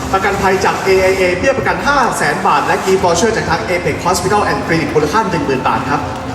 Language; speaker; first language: Thai; native; Thai